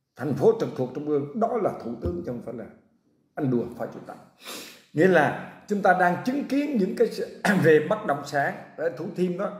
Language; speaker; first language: Vietnamese; native; Vietnamese